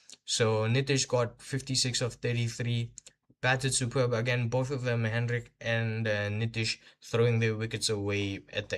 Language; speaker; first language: English; non-native, local second language; Hindi